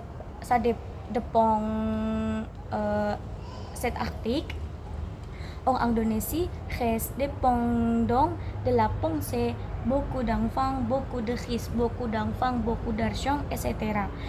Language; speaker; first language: French; non-native, learner; Indonesian